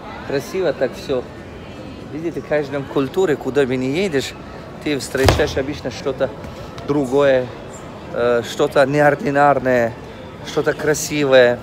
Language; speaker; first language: Russian; non-native, local second language; Tajik